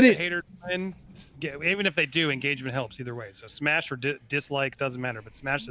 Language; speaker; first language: English; native; English